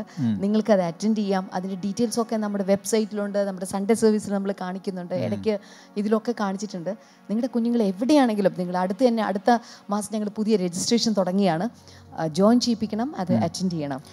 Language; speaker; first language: Malayalam; native; Malayalam